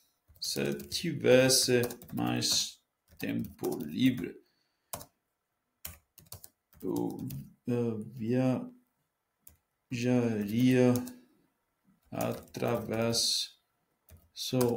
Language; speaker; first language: Portuguese; non-native, learner; Spanish